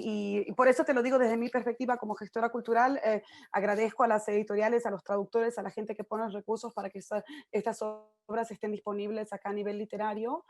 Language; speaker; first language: Spanish; native; Spanish